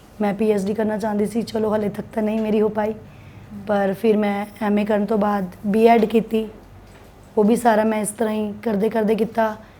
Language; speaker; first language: Punjabi; non-native, local second language; Hindi